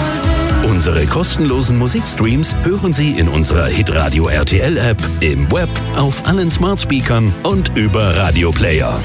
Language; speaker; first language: German; native; German